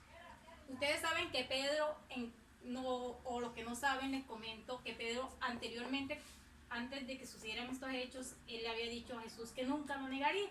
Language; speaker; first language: Spanish; native; Spanish